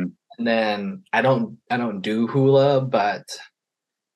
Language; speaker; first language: English; native; English